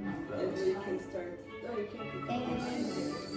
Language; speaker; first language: English; non-native, learner; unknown